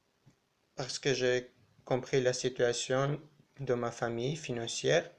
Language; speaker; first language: French; non-native, learner; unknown